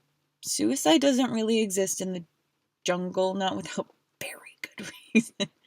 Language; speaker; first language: English; native; English